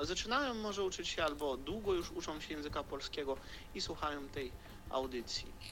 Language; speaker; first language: Polish; non-native, fluent; Russian